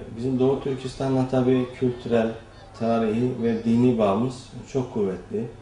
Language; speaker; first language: Turkish; native; Turkish